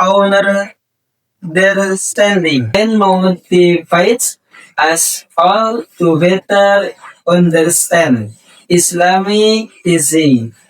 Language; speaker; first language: English; non-native, learner; Indonesian